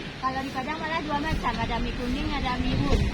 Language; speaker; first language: Malay; native; Malay